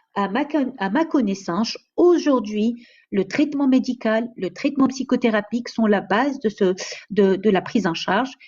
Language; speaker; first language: French; non-native, local second language; Arabic